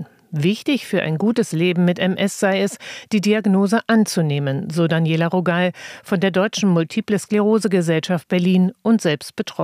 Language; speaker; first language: German; native; German